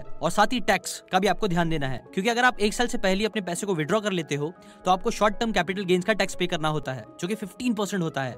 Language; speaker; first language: Hindi; native; Hindi